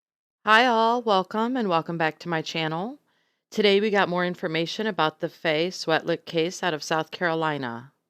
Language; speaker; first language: English; native; English